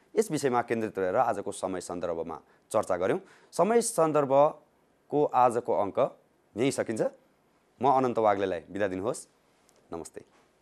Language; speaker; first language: Nepali; native; Nepali